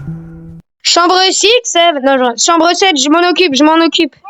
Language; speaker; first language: French; native; French